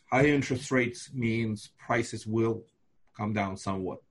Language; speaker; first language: English; non-native, fluent; Russian